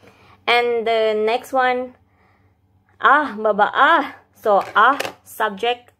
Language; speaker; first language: English; non-native, fluent; Indonesian